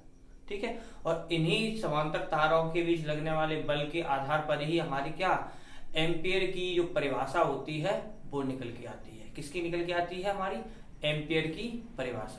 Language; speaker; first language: Hindi; native; Hindi